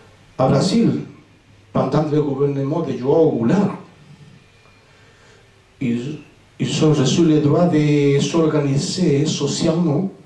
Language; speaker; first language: French; non-native, fluent; Spanish